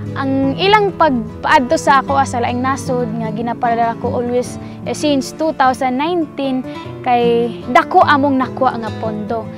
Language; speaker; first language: Cebuano; non-native, local second language; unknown